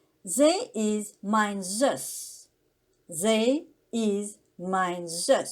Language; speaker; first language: Dutch; non-native, learner; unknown